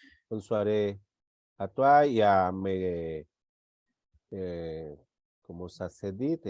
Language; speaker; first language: French; non-native, learner; Spanish